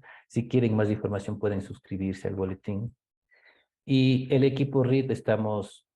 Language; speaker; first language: Spanish; native; Spanish